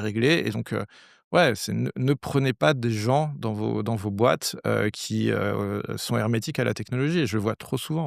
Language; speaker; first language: French; native; French